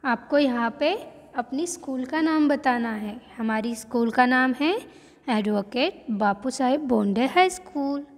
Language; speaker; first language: Hindi; non-native, local second language; Marathi